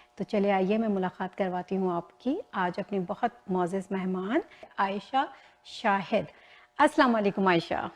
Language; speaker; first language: Urdu; native; Urdu